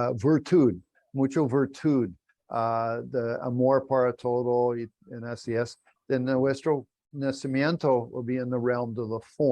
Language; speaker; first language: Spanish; non-native, learner; English